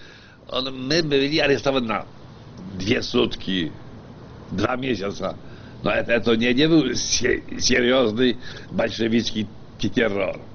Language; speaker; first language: Russian; non-native, fluent; Polish